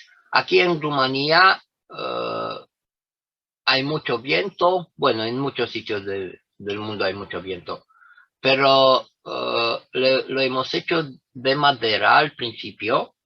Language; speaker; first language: Spanish; non-native, fluent; Romanian